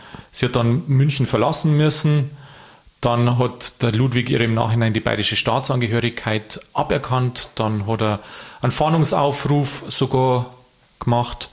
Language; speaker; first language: German; native; German